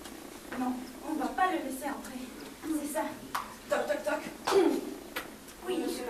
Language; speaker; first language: French; non-native, learner; Spanish